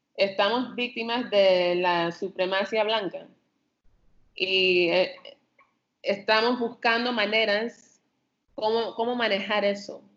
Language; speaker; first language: Spanish; early bilingual, heritage; Spanish